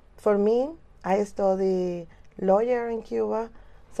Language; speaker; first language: English; non-native, learner; Spanish